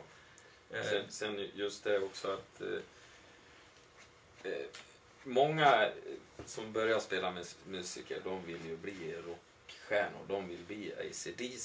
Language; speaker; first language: Swedish; native; Swedish